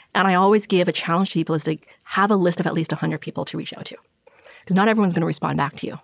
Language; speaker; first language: English; non-native, local second language; Cantonese